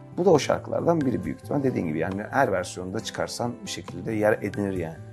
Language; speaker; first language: Turkish; native; Turkish